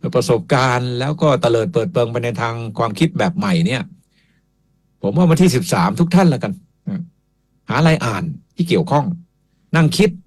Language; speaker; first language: Thai; native; Thai